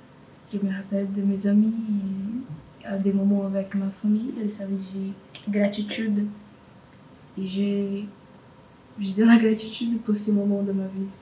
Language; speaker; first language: French; non-native, learner; Portuguese